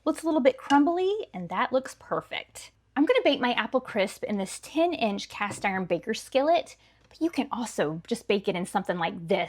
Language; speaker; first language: English; native; English